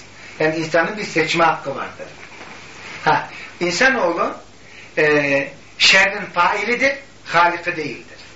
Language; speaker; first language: Turkish; native; Turkish